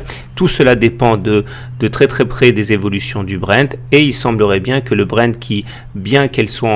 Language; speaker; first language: French; native; French